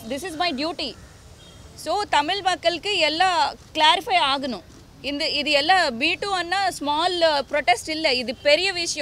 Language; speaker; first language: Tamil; non-native, learner; Telugu